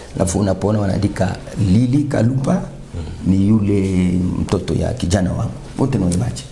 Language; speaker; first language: Swahili; non-native, local second language; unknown